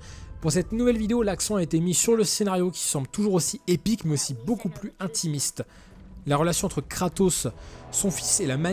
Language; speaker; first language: French; native; French